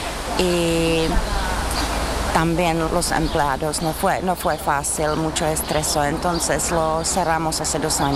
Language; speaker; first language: Spanish; non-native, learner; Czech